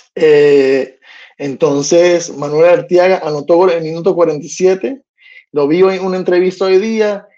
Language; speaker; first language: Spanish; early bilingual, heritage; Spanish